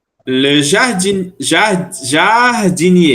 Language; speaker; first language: French; non-native, fluent; Portuguese